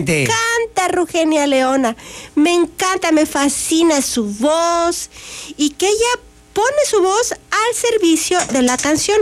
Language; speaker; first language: Spanish; native; Spanish